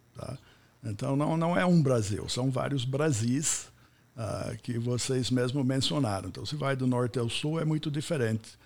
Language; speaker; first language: Portuguese; non-native, fluent; English